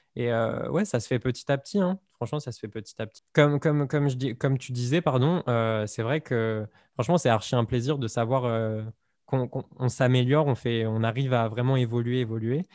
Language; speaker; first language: French; native; French